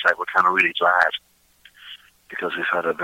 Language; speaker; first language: English; native; English